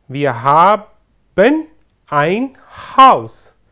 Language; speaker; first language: German; non-native, fluent; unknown